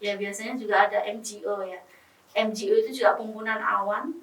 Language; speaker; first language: Indonesian; native; Indonesian